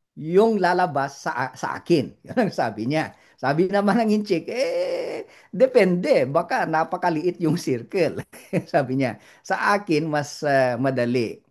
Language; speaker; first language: Filipino; non-native, local second language; Iloko